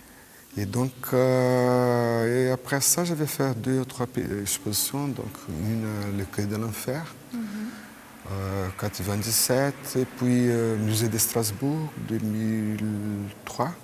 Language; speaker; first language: French; non-native, fluent; Portuguese